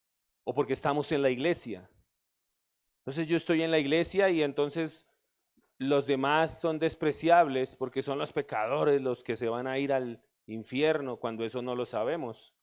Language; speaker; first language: Spanish; native; Spanish